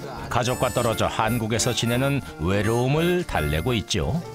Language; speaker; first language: Korean; native; Korean